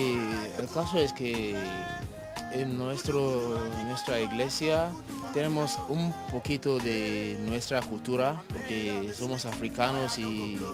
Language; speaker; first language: Spanish; non-native, learner; Yoruba